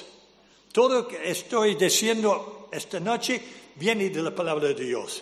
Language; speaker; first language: Spanish; non-native, fluent; English